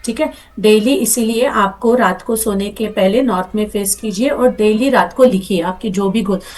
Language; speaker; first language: Hindi; non-native, local second language; Marathi